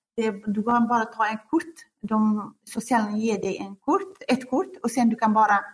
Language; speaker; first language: Swedish; non-native, fluent; Arabic